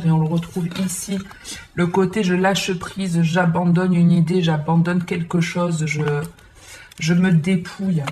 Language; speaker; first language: French; native; French